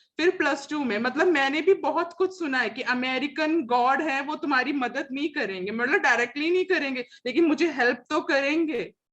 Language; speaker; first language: Hindi; non-native, local second language; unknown